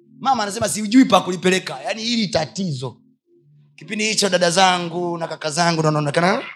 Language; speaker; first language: Swahili; native; Swahili